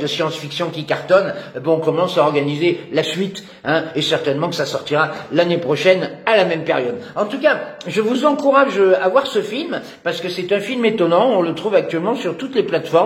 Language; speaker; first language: French; native; French